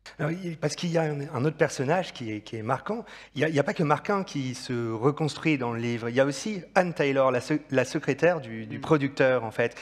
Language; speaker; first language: French; native; French